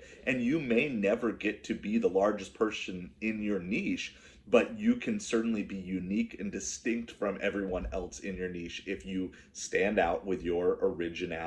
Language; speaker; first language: English; native; English